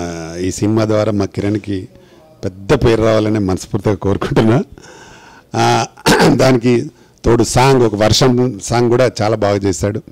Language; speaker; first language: Telugu; native; Telugu